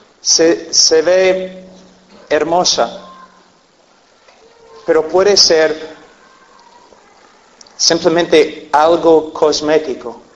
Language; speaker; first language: Spanish; non-native, fluent; English